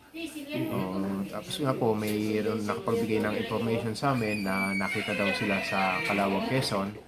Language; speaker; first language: Filipino; native; Filipino